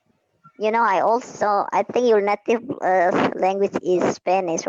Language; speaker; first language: English; non-native, fluent; Indonesian